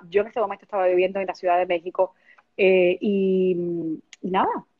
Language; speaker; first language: Spanish; native; Spanish